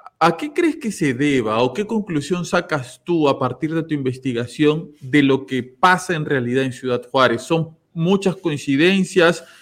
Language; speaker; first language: Spanish; native; Spanish